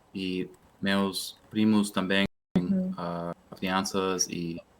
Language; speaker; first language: Portuguese; non-native, learner; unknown